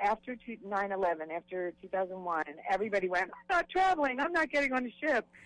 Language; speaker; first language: English; native; English